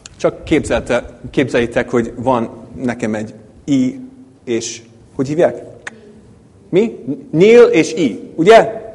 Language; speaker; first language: Hungarian; non-native, fluent; English